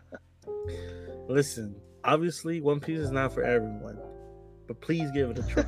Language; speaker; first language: English; native; English